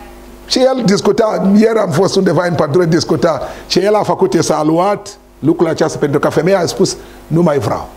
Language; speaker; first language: Romanian; non-native, learner; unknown